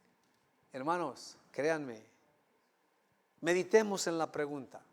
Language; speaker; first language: Spanish; native; Spanish